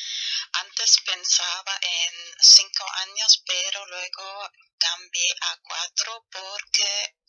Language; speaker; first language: Spanish; non-native, fluent; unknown